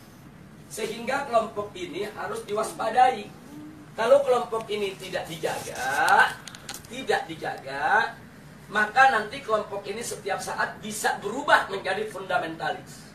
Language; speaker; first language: Indonesian; native; Indonesian